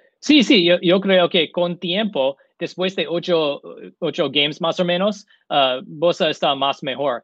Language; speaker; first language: Spanish; non-native, learner; English